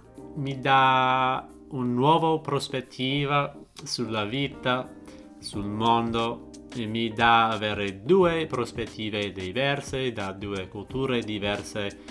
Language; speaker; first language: Italian; non-native, fluent; English